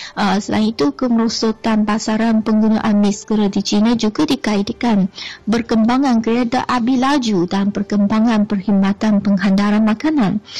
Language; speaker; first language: Malay; non-native, fluent; Chinese